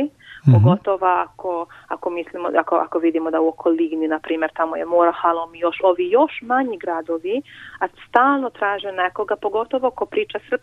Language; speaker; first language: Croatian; non-native, local second language; Hungarian